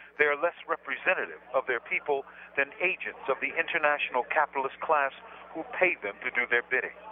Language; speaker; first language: English; native; English